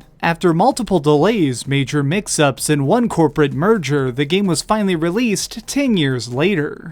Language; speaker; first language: English; native; English